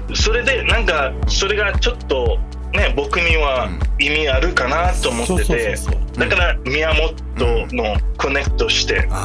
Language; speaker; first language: Japanese; non-native, fluent; English